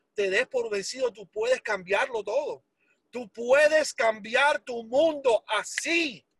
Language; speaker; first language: Spanish; early bilingual, heritage; Spanish